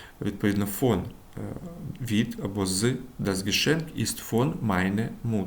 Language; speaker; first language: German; non-native, learner; Ukrainian